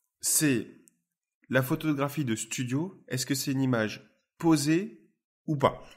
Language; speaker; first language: French; native; French